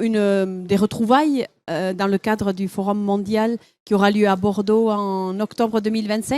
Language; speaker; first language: French; native; French